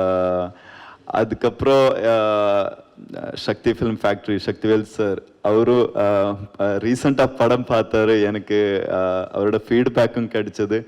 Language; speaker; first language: Tamil; non-native, learner; Kannada